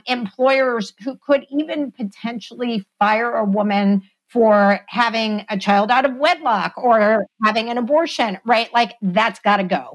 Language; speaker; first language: English; native; English